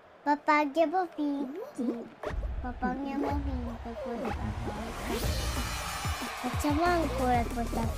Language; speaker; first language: Italian; early bilingual, heritage; Italian